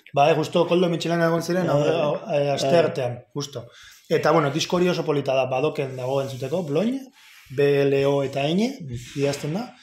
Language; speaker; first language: Basque; non-native, local second language; Spanish